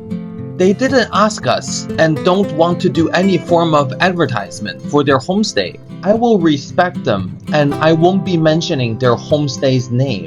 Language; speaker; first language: English; non-native, fluent; Chinese